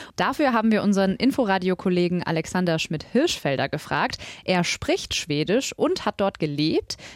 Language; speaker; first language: German; native; German